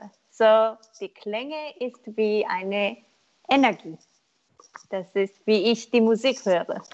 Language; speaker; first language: German; non-native, learner; Korean